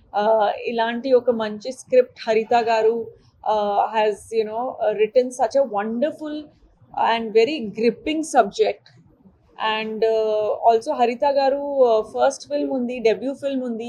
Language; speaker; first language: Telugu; non-native, local second language; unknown